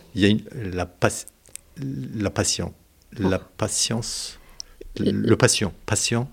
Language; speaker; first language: French; non-native, fluent; Turkish